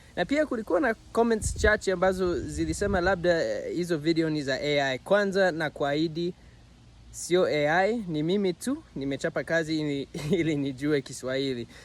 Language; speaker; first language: Swahili; non-native, fluent; English